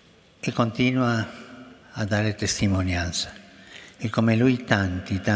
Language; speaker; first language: Italian; non-native, fluent; Spanish